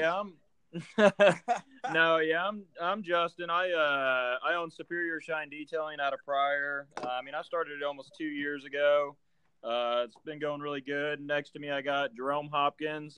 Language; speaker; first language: English; native; English